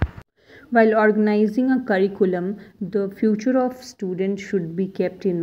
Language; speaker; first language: English; non-native, local second language; Hindi